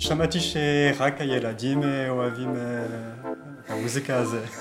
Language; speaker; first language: Hebrew; non-native, learner; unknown